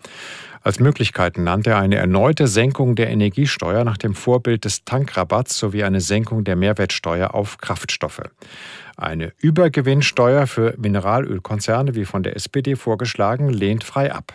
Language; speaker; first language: German; native; German